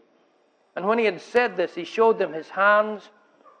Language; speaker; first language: English; native; English